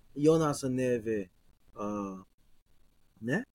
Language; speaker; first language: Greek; non-native, learner; English